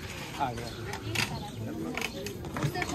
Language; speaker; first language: Spanish; native; Spanish